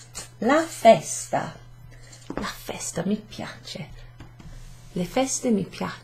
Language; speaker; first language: Italian; non-native, fluent; English